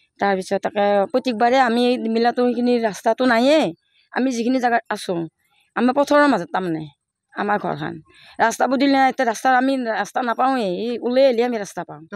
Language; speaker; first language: Assamese; native; Assamese